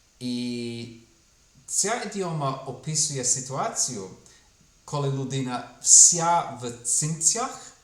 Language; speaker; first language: Ukrainian; non-native, fluent; English